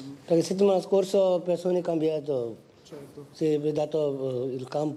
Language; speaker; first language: Italian; non-native, learner; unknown